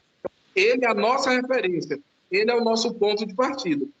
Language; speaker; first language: Portuguese; native; Portuguese